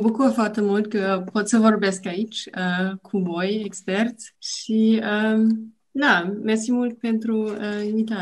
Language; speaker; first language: Romanian; non-native, learner; German